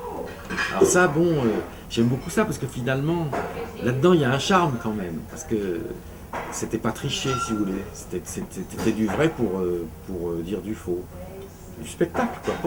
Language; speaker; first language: French; native; French